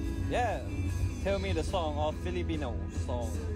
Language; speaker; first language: English; non-native, learner; Thai